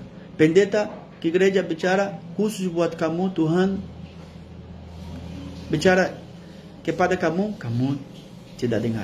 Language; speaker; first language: Indonesian; non-native, fluent; Portuguese